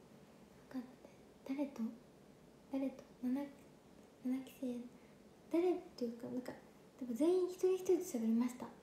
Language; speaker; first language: Japanese; native; Japanese